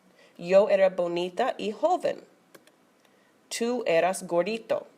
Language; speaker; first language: Spanish; non-native, fluent; English